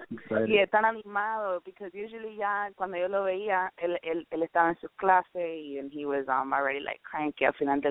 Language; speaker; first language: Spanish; early bilingual, heritage; Spanish